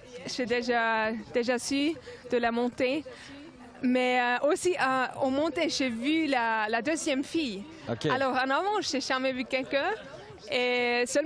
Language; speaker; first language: French; non-native, local second language; German